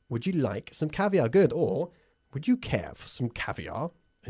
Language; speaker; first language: English; native; English